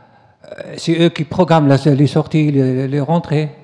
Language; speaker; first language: French; non-native, local second language; Arabic